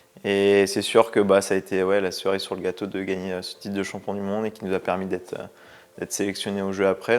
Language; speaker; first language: French; native; French